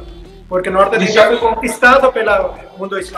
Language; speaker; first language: Portuguese; non-native, fluent; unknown